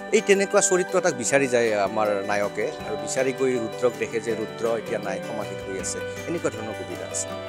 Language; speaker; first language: Assamese; native; Assamese